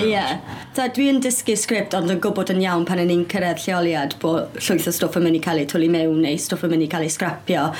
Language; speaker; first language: Welsh; native; Welsh